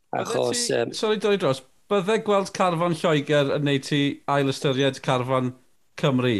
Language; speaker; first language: Welsh; native; Welsh